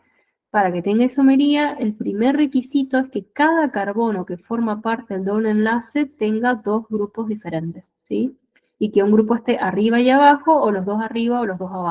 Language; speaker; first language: Spanish; native; Spanish